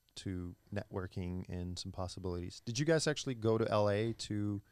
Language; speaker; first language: English; non-native, fluent; Czech